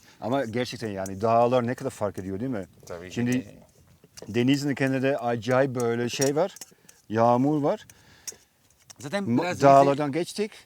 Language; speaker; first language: Turkish; non-native, fluent; Dutch